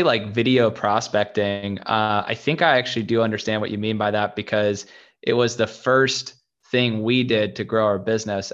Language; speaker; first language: English; native; English